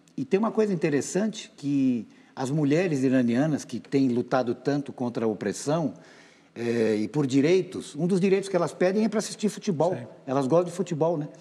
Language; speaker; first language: Portuguese; native; Portuguese